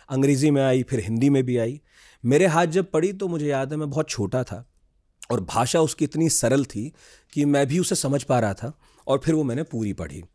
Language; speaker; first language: Hindi; native; Hindi